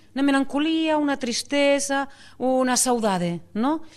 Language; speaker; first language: Spanish; non-native, local second language; Catalan